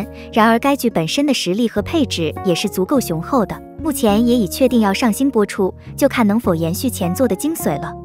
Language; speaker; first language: Chinese; native; Chinese